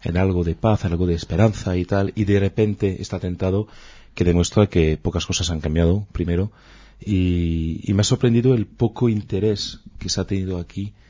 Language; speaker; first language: Spanish; non-native, fluent; French